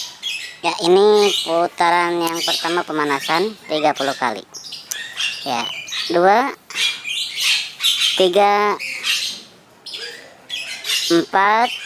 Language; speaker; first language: Indonesian; native; Indonesian